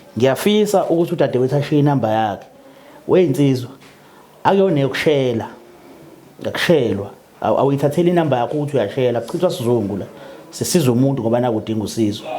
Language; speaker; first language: Zulu; native; Zulu